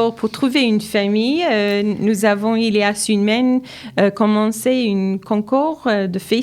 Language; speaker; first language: French; non-native, learner; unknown